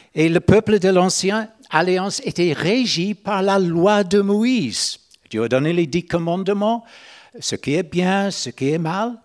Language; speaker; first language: French; non-native, fluent; English